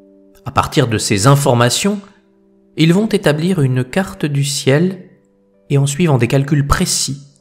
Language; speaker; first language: French; native; French